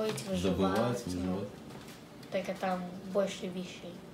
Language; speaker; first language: Russian; early bilingual, heritage; Russian